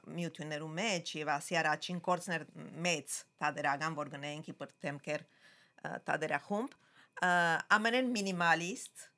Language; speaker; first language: Armenian; early bilingual, heritage; Armenian